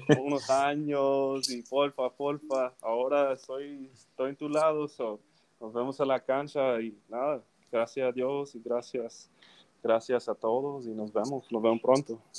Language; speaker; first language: Spanish; early bilingual, heritage; English